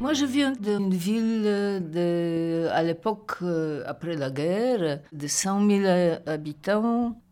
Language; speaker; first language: French; non-native, fluent; Polish